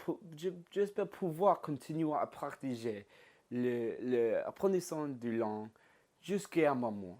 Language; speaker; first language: French; non-native, learner; English